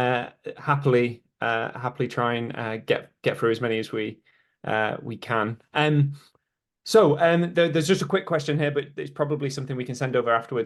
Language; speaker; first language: English; native; English